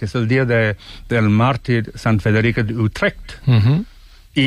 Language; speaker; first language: Spanish; non-native, fluent; English